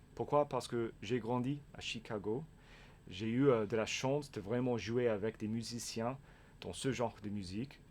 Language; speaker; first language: French; non-native, fluent; English